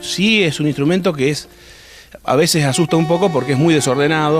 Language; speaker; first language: Spanish; native; Spanish